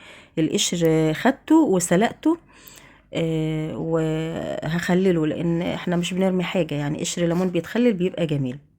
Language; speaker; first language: Arabic; native; Arabic